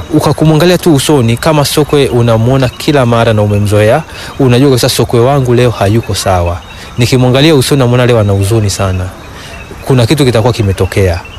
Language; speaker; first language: Swahili; native; Swahili